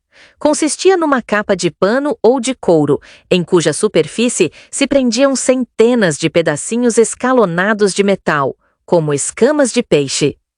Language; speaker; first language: Portuguese; native; Portuguese